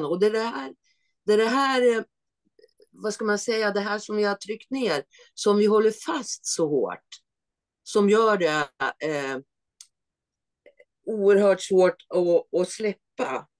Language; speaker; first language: Swedish; native; Swedish